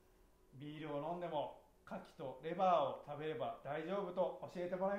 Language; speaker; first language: Japanese; native; Japanese